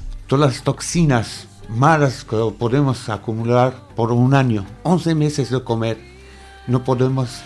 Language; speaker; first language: Spanish; non-native, fluent; Arabic